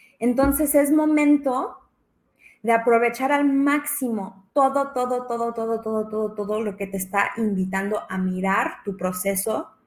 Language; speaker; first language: Spanish; early bilingual, heritage; Spanish